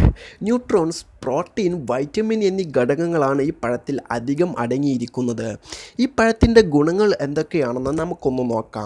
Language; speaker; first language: Malayalam; native; Malayalam